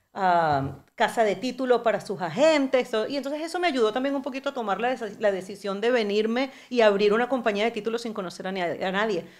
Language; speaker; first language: Spanish; native; Spanish